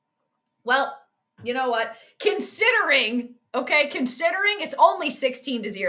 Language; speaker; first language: English; native; English